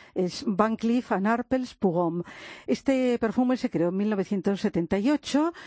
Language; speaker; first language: Spanish; native; Spanish